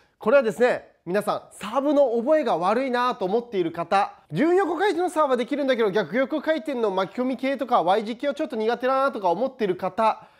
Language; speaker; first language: Japanese; native; Japanese